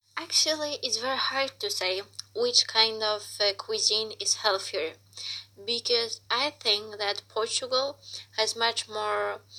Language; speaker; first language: English; non-native, fluent; Polish